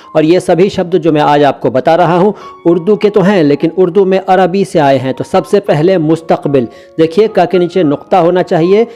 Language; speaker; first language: Hindi; native; Hindi